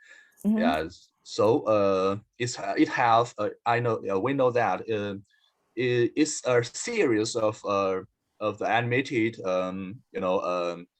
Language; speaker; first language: English; non-native, learner; Chinese